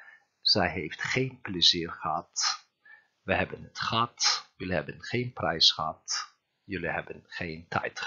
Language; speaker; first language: Dutch; non-native, fluent; Turkish